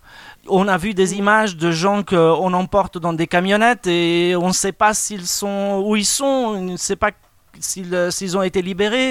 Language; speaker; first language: French; non-native, fluent; Spanish